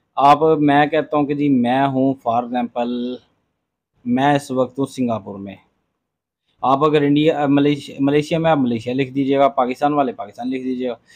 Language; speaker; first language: Urdu; non-native, local second language; Punjabi